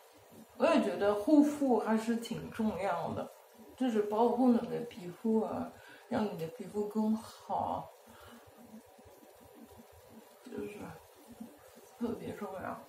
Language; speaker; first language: Chinese; non-native, fluent; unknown